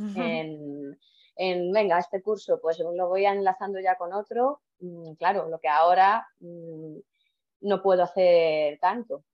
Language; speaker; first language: Spanish; non-native, fluent; Estonian